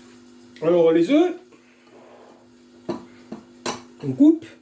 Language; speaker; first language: French; native; French